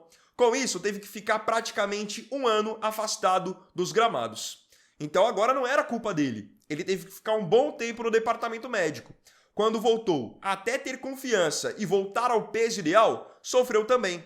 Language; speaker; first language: Portuguese; native; Portuguese